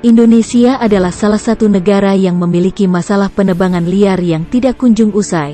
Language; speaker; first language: Indonesian; native; Indonesian